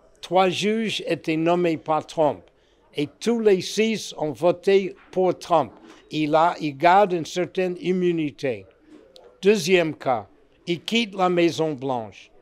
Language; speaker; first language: French; non-native, fluent; English